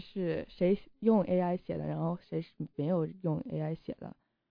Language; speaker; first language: Chinese; early bilingual, heritage; Chinese